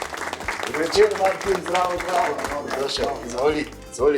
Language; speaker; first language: Slovenian; native; Slovenian